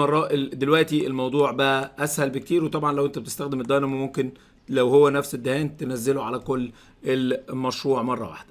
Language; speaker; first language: Arabic; native; Arabic